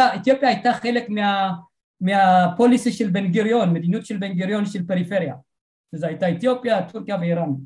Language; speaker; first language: Hebrew; non-native, fluent; Tigrinya